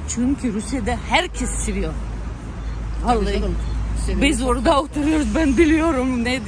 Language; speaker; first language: Turkish; non-native, learner; Russian